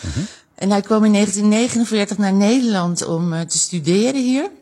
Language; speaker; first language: Dutch; native; Dutch